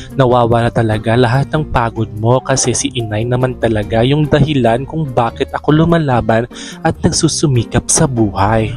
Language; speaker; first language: Filipino; native; Filipino